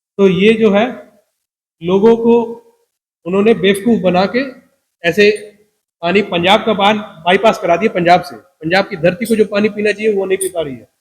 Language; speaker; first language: Hindi; non-native, local second language; Punjabi